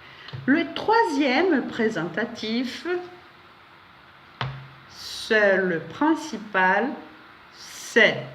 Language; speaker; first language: French; non-native, fluent; Portuguese